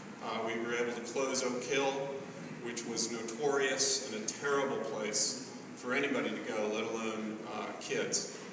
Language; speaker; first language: English; native; English